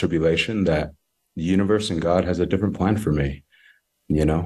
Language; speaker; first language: English; native; English